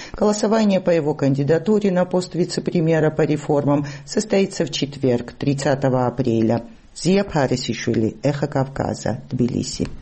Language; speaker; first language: Russian; non-native, local second language; Georgian